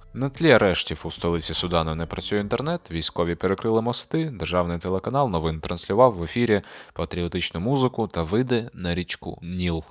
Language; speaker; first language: Ukrainian; non-native, local second language; Russian